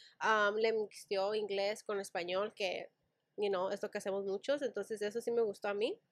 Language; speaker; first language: Spanish; early bilingual, heritage; Spanish